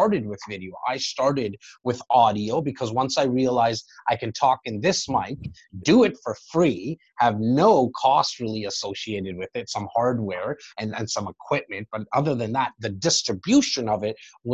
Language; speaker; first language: English; native; English